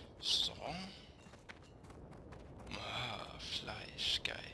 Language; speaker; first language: German; native; German